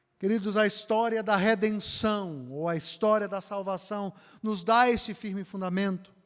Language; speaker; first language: Portuguese; native; Portuguese